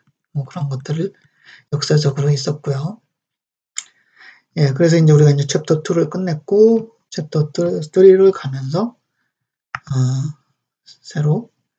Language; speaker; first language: Korean; native; Korean